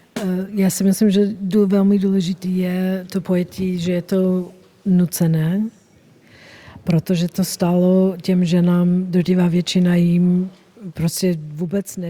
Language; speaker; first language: Czech; non-native, fluent; German